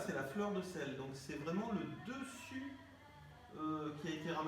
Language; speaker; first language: French; native; French